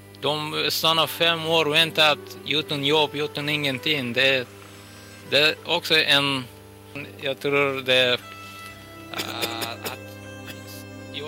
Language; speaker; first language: Swedish; non-native, learner; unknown